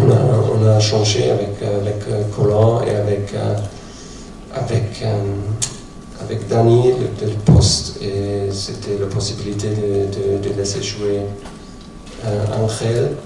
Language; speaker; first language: French; non-native, fluent; German